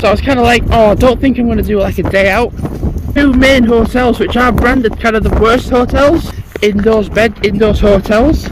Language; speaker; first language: English; native; English